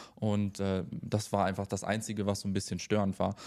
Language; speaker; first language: German; native; German